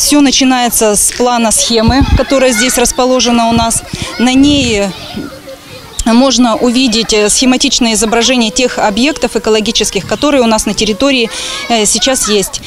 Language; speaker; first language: Russian; native; Russian